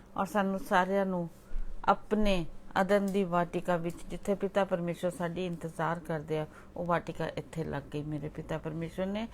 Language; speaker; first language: Hindi; non-native, local second language; Punjabi